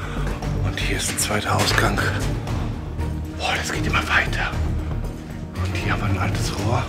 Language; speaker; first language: German; native; German